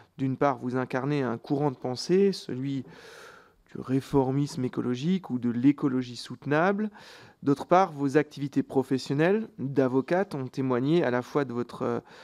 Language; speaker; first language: French; native; French